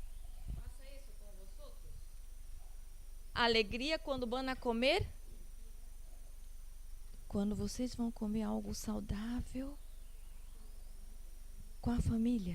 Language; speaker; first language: Portuguese; non-native, learner; Spanish